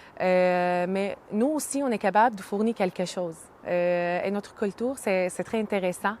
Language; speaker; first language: French; non-native, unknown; Arabic